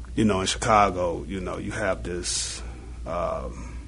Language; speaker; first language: English; native; English